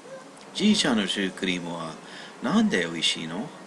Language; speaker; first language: Japanese; non-native, learner; English